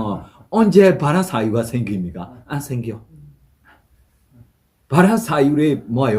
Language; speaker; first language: Korean; non-native, fluent; Burmese